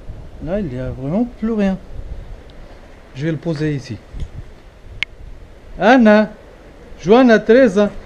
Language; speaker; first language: French; non-native, fluent; Portuguese